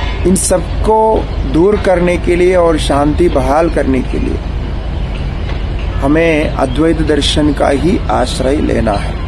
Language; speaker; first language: Hindi; non-native, local second language; Malayalam